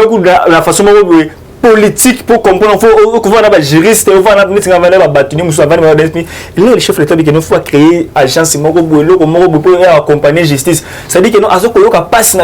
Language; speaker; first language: French; non-native, local second language; Lingala